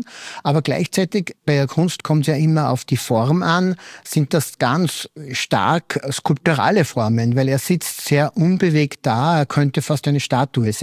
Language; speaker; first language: German; native; German